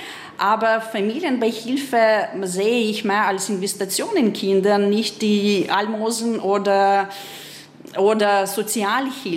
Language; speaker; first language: German; non-native, fluent; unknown